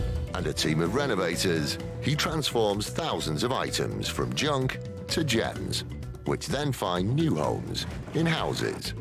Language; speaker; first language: English; native; English